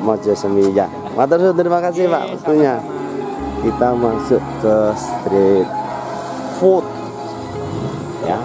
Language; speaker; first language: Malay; non-native, local second language; Javanese